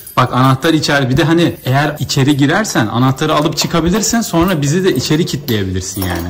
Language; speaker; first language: Turkish; native; Turkish